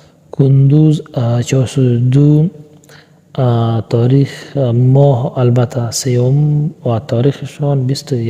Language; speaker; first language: Persian; non-native, local second language; Pashto